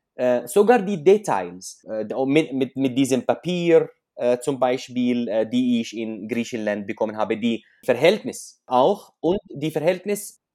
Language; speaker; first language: German; non-native, fluent; Arabic